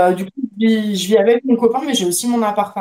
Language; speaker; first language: French; early bilingual, other home language; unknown